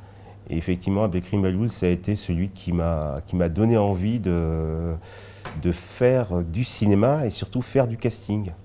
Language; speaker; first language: French; early bilingual, other home language; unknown